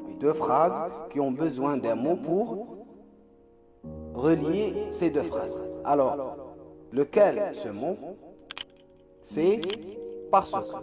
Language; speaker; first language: French; non-native, local second language; Arabic